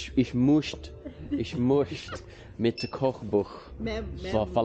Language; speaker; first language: German; non-native, learner; English